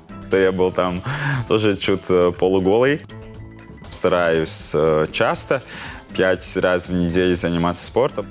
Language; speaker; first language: Russian; non-native, local second language; Latvian